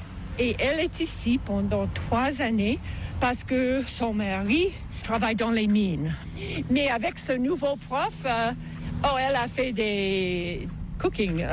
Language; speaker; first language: French; non-native, fluent; English